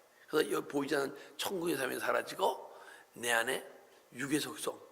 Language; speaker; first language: Korean; native; Korean